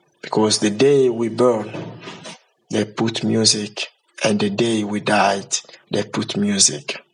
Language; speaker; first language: English; non-native, learner; Lingala